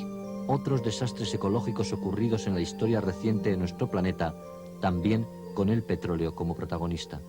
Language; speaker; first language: Spanish; native; Spanish